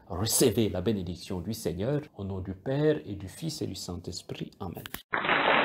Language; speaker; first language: French; non-native, local second language; Kituba (Democratic Republic of Congo)